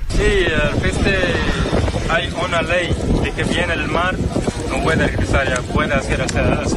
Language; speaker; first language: Spanish; non-native, learner; Arabic